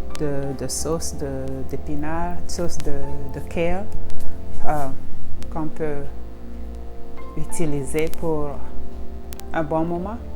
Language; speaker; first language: French; non-native, local second language; Ewe